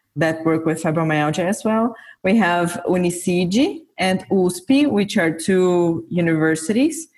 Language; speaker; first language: English; non-native, fluent; Portuguese